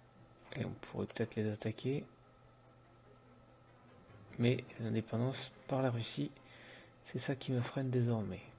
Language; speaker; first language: French; native; French